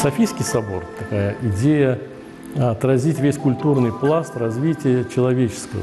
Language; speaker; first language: Russian; native; Russian